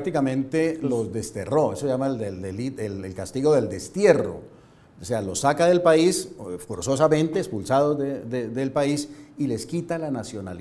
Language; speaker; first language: Spanish; native; Spanish